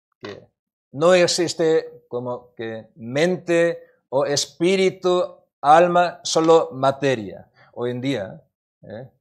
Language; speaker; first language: Spanish; non-native, learner; Korean